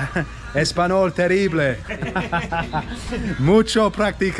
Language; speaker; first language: Spanish; non-native, learner; English